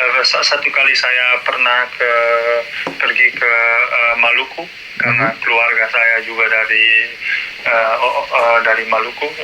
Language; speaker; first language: Indonesian; non-native, learner; Dutch